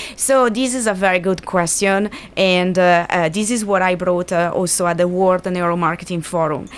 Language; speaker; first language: English; non-native, fluent; Italian